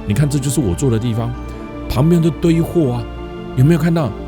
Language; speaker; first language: Chinese; native; Chinese